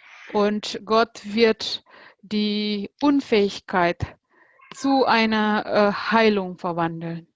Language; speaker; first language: German; non-native, fluent; Indonesian